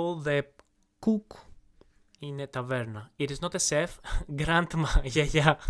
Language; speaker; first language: English; non-native, fluent; Greek